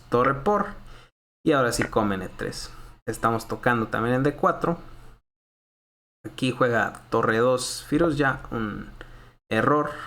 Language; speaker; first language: Spanish; native; Spanish